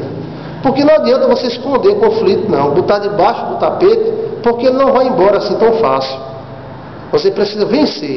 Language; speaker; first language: Portuguese; native; Portuguese